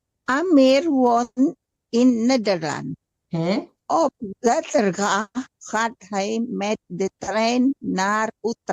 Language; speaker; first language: Dutch; non-native, learner; Indonesian